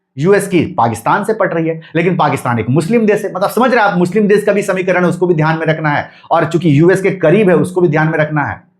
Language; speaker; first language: Hindi; native; Hindi